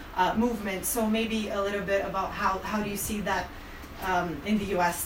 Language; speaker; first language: English; non-native, fluent; Portuguese